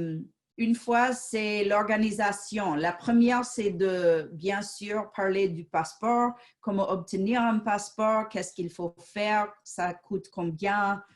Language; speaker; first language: French; non-native, fluent; English